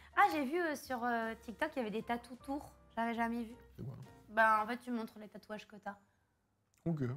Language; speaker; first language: French; native; French